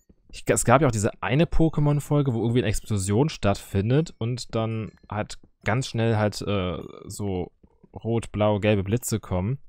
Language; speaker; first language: German; native; German